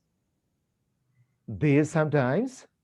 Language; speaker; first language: English; non-native, fluent; Burmese